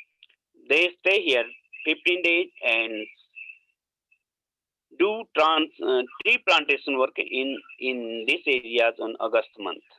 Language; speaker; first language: English; non-native, learner; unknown